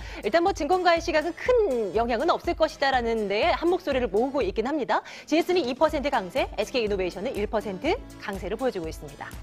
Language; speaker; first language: Korean; native; Korean